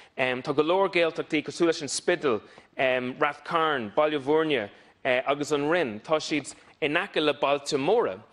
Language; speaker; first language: Irish; non-native, local second language; English